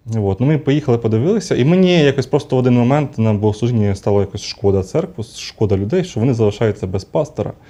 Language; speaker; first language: Ukrainian; native; Ukrainian